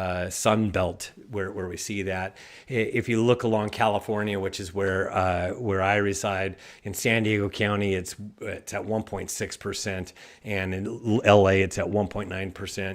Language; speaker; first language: English; native; English